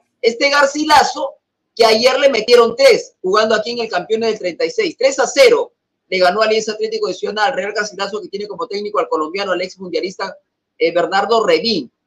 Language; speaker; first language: Spanish; native; Spanish